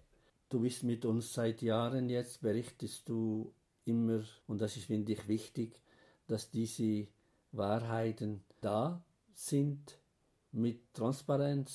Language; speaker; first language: German; non-native, fluent; Arabic